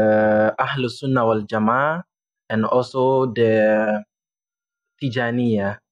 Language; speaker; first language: Indonesian; non-native, learner; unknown